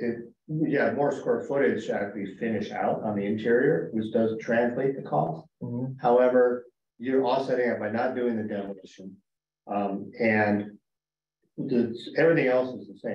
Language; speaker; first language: English; native; English